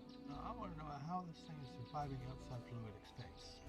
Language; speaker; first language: English; native; English